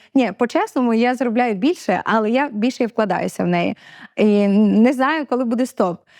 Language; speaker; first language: Ukrainian; native; Ukrainian